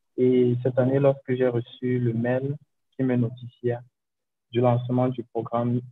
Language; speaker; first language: French; native; French